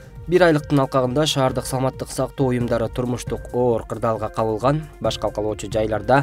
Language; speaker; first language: Kyrgyz; native; Kyrgyz